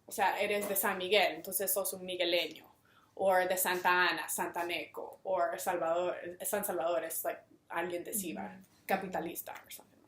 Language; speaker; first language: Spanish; non-native, local second language; English